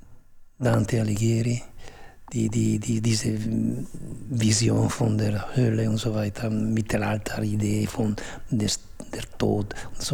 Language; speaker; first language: German; non-native, fluent; Italian